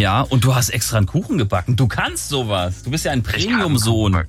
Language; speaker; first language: German; native; German